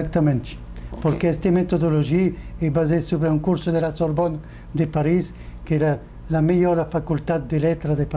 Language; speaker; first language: Portuguese; non-native, fluent; French